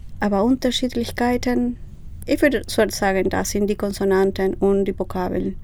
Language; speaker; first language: German; non-native, fluent; Spanish